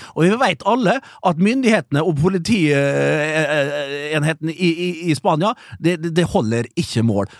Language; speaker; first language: Norwegian; early bilingual, other home language; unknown